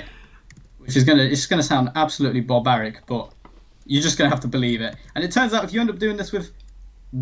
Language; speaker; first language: English; native; English